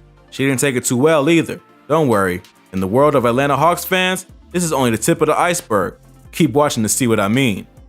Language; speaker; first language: English; native; English